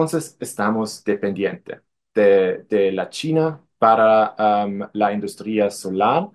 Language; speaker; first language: Spanish; non-native, fluent; German